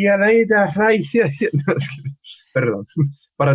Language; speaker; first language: Spanish; non-native, fluent; English